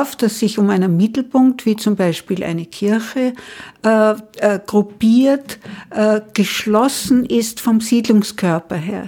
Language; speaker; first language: German; native; German